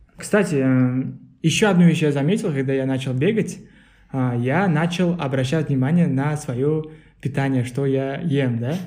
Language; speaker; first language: Russian; non-native, local second language; Uzbek